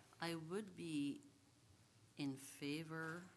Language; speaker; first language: English; native; English